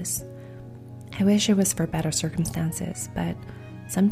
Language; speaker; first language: English; non-native, fluent; Korean